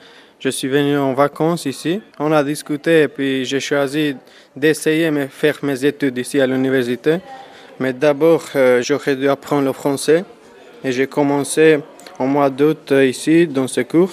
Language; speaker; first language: French; non-native, learner; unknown